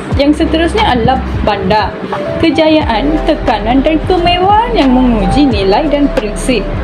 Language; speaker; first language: Malay; non-native, local second language; Tamil